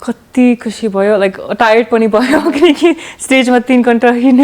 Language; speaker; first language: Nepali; early bilingual, heritage; English